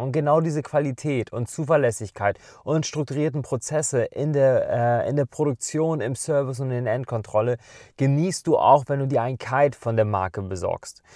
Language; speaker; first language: German; native; German